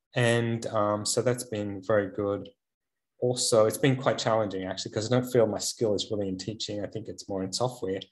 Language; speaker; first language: English; native; English